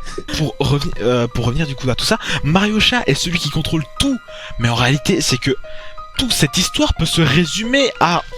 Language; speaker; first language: French; native; French